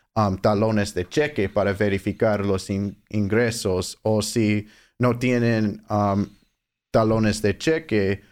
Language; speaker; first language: Spanish; non-native, fluent; English